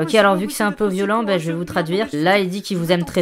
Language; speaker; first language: French; native; French